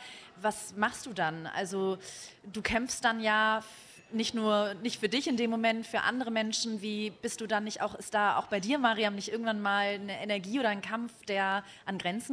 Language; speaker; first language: German; native; German